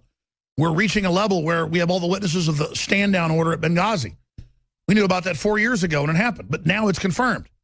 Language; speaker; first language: English; native; English